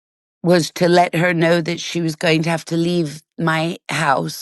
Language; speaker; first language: English; native; English